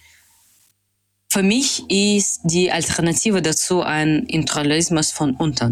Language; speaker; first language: German; non-native, fluent; Russian